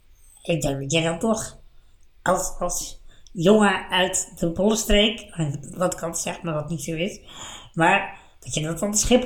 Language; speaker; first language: Dutch; native; Dutch